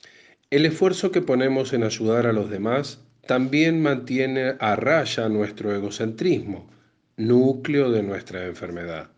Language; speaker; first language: Spanish; native; Spanish